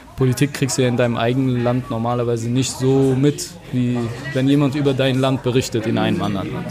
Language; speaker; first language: German; early bilingual, other home language; Arabic